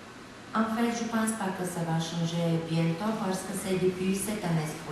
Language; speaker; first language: French; non-native, fluent; Bulgarian